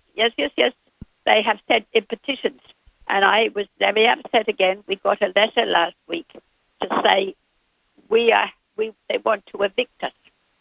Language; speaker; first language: English; native; English